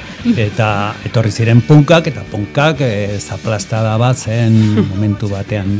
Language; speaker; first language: Basque; non-native, local second language; Spanish